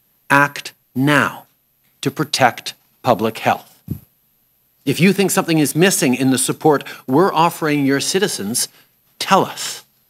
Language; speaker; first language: English; early bilingual, other home language; French